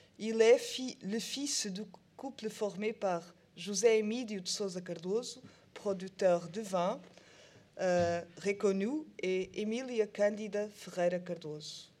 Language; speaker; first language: French; non-native, learner; Portuguese